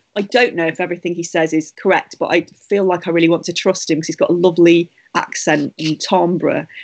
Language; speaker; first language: English; native; English